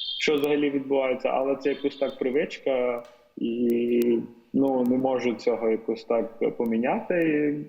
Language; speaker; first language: Ukrainian; non-native, fluent; Tamil